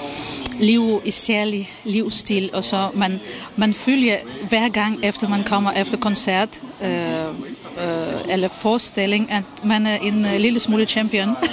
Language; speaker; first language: Danish; non-native, fluent; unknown